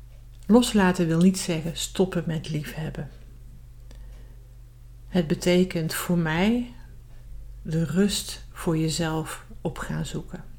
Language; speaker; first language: Dutch; native; Dutch